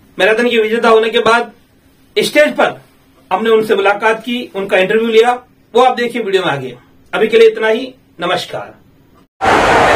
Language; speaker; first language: Hindi; native; Hindi